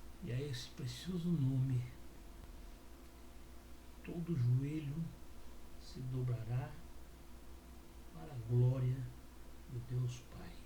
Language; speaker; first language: Portuguese; native; Portuguese